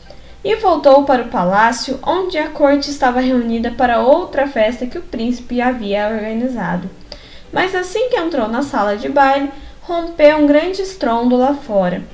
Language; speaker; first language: Portuguese; native; Portuguese